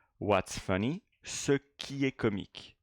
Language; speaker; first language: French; non-native, fluent; English